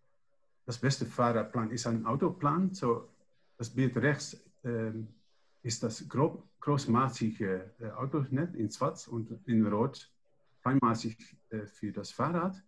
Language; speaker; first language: German; non-native, learner; Dutch